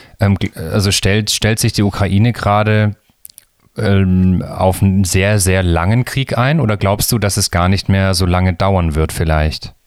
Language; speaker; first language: German; native; German